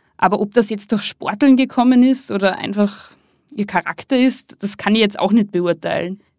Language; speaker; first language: German; native; German